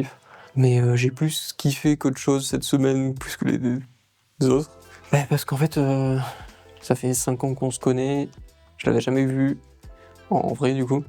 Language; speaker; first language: French; native; French